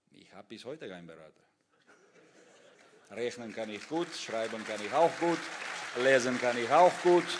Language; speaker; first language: German; non-native, fluent; Russian